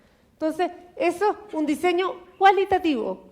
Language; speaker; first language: Spanish; native; Spanish